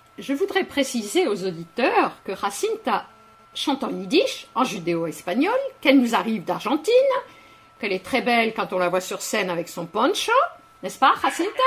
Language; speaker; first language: French; native; French